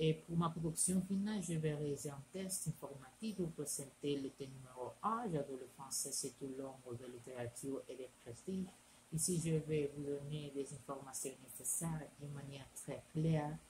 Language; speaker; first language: French; non-native, learner; Spanish